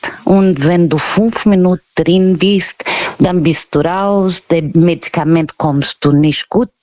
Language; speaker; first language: German; non-native, fluent; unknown